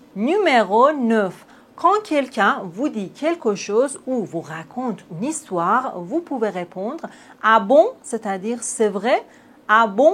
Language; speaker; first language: French; native; French